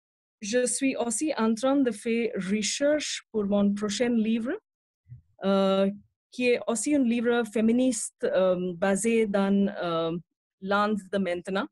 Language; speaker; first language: French; non-native, fluent; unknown